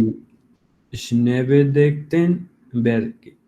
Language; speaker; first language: German; non-native, learner; Spanish